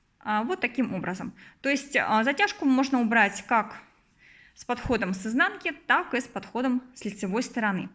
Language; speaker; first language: Russian; native; Russian